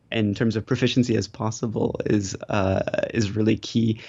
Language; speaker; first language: English; native; English